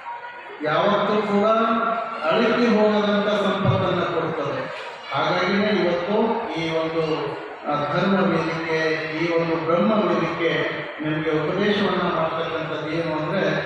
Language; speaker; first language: Kannada; native; Kannada